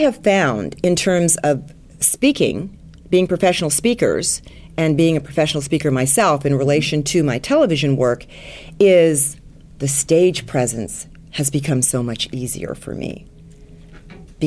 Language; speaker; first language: English; native; English